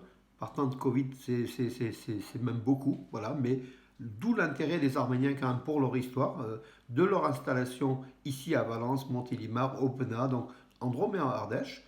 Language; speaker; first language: French; native; French